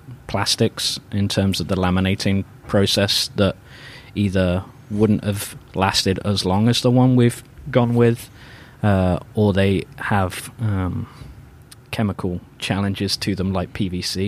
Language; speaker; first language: English; native; English